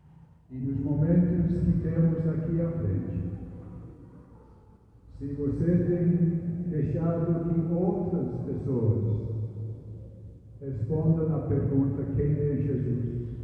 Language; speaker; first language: Portuguese; non-native, fluent; English